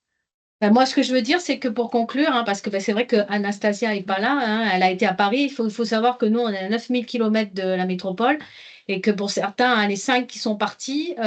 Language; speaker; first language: French; native; French